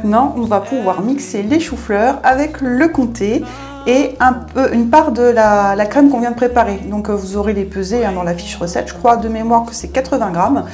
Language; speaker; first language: French; native; French